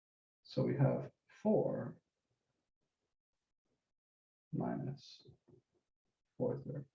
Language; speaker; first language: English; native; English